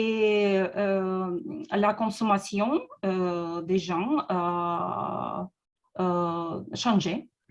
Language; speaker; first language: French; non-native, learner; Russian